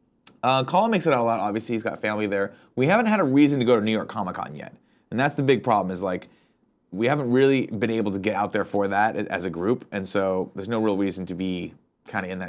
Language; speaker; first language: English; native; English